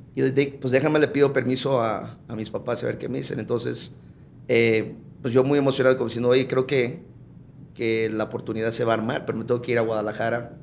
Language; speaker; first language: Spanish; early bilingual, heritage; Spanish